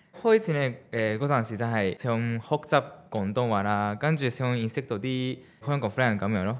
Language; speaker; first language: Cantonese; non-native, fluent; Japanese